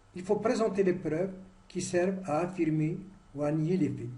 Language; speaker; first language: French; non-native, local second language; Arabic